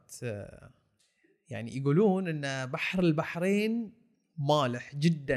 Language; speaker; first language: Arabic; native; Arabic